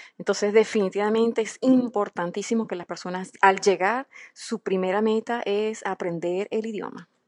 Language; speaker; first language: Spanish; native; Spanish